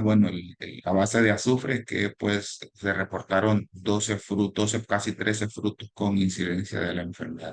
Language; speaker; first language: Spanish; native; Spanish